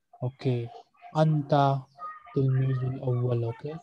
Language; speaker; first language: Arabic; non-native, fluent; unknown